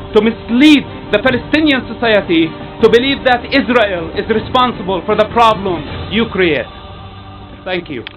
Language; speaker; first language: English; non-native, fluent; Arabic